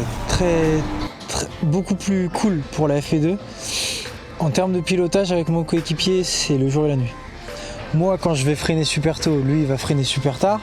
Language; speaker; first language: French; native; French